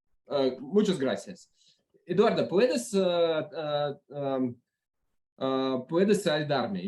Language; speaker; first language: Spanish; non-native, learner; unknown